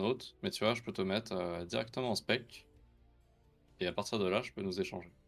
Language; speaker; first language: French; native; French